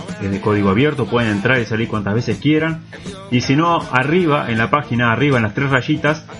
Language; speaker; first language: Spanish; native; Spanish